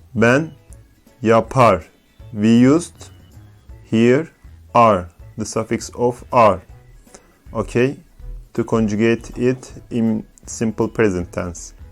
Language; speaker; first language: English; non-native, fluent; Turkish